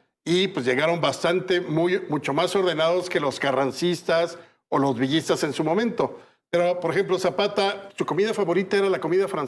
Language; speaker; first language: Spanish; native; Spanish